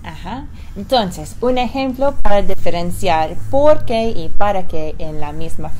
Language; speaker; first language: Spanish; non-native, fluent; English